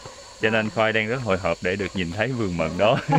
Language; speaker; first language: Vietnamese; native; Vietnamese